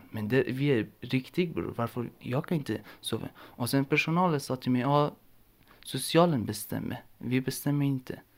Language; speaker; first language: Swedish; non-native, learner; Persian